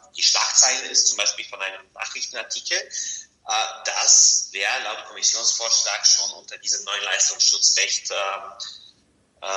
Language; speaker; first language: German; non-native, fluent; Bulgarian